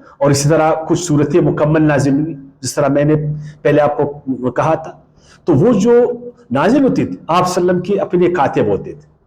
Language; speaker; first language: Urdu; non-native, local second language; Pashto